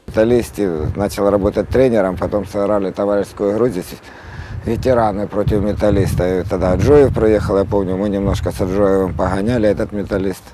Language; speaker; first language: Ukrainian; non-native, local second language; Russian